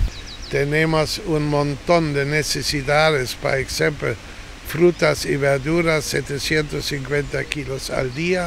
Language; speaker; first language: Spanish; non-native, fluent; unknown